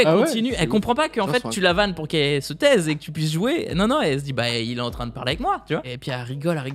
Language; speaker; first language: French; native; French